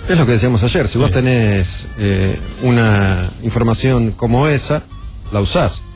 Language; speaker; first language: Spanish; native; Spanish